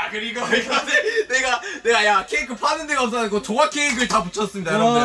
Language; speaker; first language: Korean; native; Korean